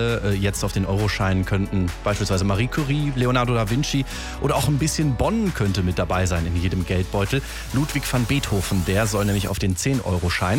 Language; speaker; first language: German; native; German